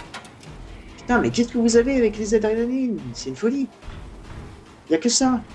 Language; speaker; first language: French; native; French